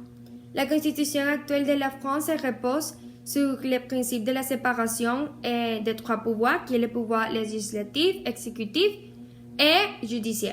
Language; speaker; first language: French; non-native, learner; Spanish